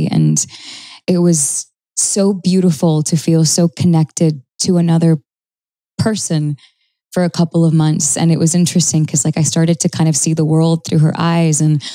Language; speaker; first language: English; native; English